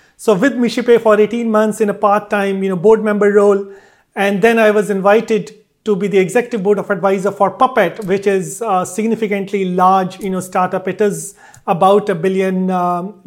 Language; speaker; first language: English; non-native, local second language; Hindi